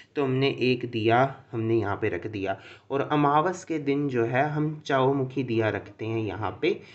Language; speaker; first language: Hindi; non-native, local second language; Sindhi